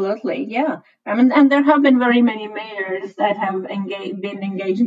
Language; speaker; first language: English; non-native, local second language; Hindi